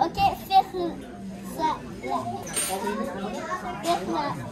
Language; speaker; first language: French; early bilingual, heritage; French